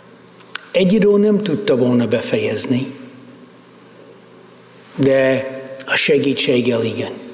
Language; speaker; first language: Hungarian; non-native, fluent; English